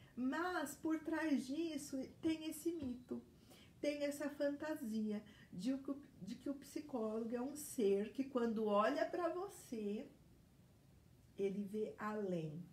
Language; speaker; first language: Portuguese; native; Portuguese